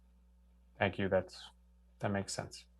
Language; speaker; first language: English; native; English